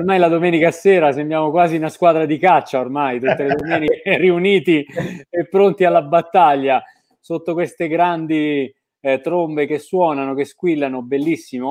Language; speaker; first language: Italian; native; Italian